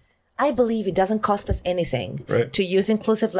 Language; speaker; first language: English; non-native, fluent; Italian